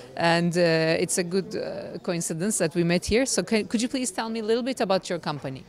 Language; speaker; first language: English; non-native, fluent; Turkish